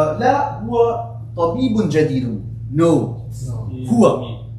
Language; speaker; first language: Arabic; non-native, fluent; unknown